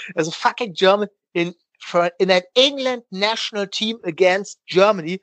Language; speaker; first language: English; non-native, learner; German